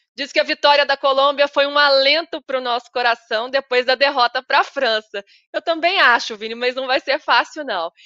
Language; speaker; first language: Portuguese; native; Portuguese